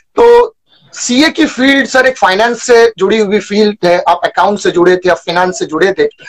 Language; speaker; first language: Hindi; native; Hindi